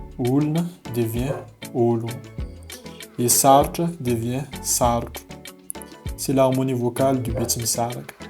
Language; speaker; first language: French; non-native, local second language; Malagasy